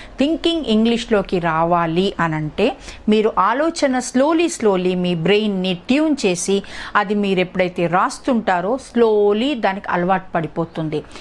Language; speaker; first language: Telugu; early bilingual, heritage; Telugu